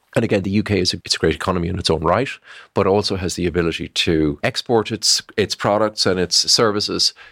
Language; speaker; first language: English; native; English